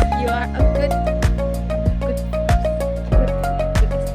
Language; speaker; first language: English; non-native, learner; Indonesian